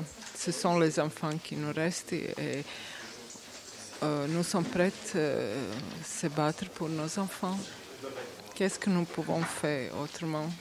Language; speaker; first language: French; non-native, learner; Bosnian